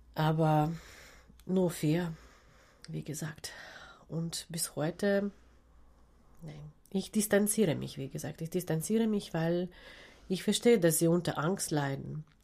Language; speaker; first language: German; non-native, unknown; Ukrainian